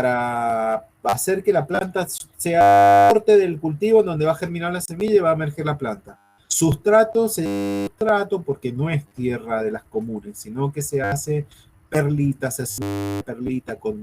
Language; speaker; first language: Spanish; native; Spanish